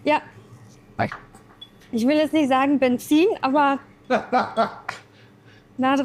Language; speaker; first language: German; native; German